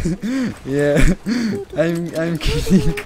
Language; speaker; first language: English; non-native, learner; Polish